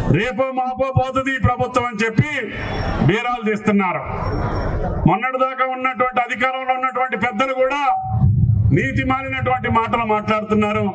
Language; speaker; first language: Telugu; native; Telugu